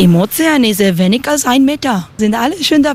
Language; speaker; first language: German; non-native, learner; Spanish